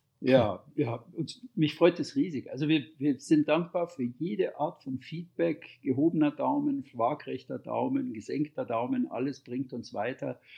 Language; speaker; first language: German; native; German